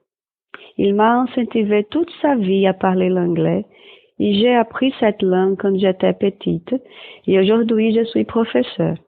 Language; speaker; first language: French; non-native, fluent; Portuguese